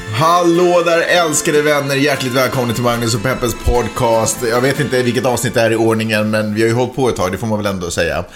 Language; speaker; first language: Swedish; native; Swedish